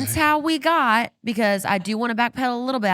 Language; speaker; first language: English; native; English